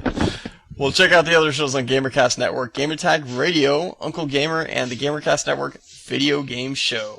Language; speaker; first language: English; native; English